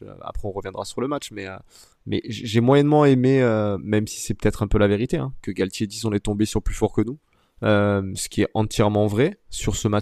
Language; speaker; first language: French; native; French